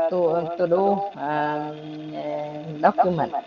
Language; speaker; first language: English; non-native, learner; Vietnamese